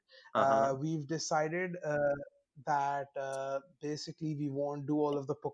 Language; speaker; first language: English; non-native, local second language; Urdu